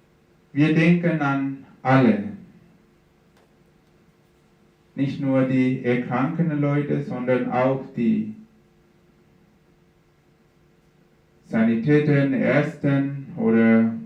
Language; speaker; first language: German; non-native, fluent; Sinhala